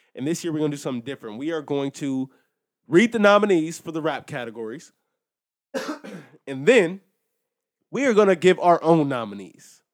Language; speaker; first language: English; native; English